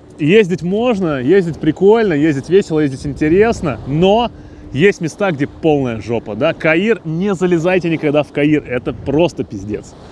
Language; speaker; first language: Russian; native; Russian